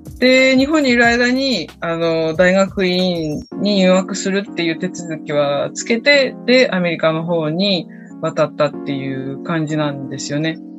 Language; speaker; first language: Japanese; native; Japanese